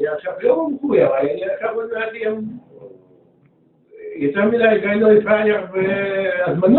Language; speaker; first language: Hebrew; non-native, learner; Russian